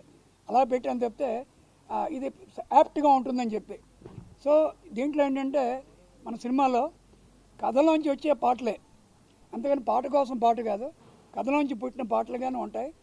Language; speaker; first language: Telugu; native; Telugu